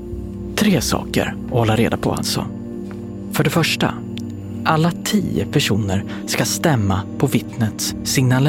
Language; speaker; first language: Swedish; native; Swedish